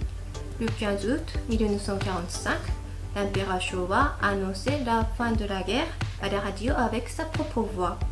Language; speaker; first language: French; non-native, fluent; Japanese